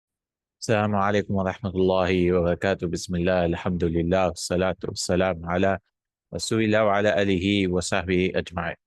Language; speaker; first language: Arabic; non-native, fluent; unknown